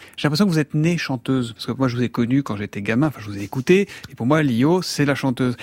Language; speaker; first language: French; native; French